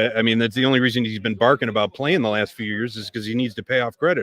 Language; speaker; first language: English; native; English